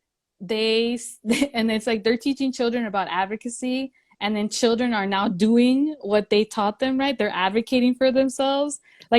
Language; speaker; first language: English; early bilingual, other home language; Spanish